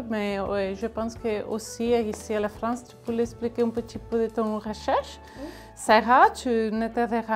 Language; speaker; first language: French; non-native, fluent; Catalan